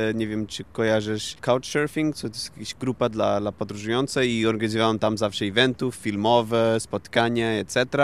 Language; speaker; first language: Polish; non-native, fluent; Portuguese